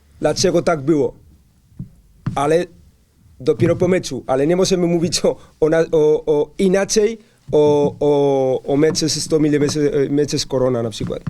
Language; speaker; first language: Polish; non-native, learner; Spanish